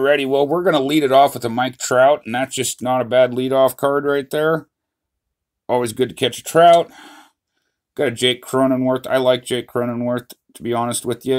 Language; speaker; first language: English; native; English